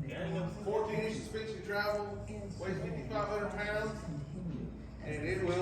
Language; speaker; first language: English; native; English